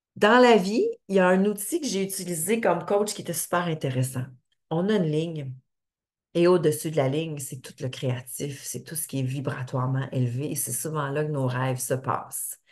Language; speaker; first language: French; native; French